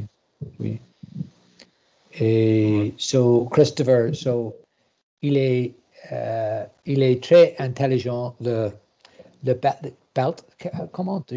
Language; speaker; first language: French; non-native, learner; English